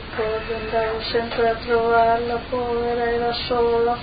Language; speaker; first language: Italian; non-native, local second language; Slovenian